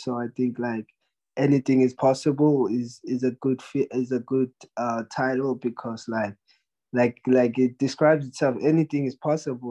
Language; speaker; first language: English; non-native, local second language; Zulu